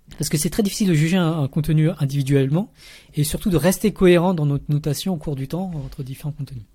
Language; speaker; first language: French; early bilingual, other home language; Vietnamese